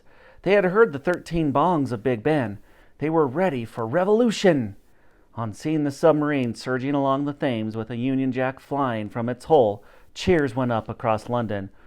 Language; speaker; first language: English; native; English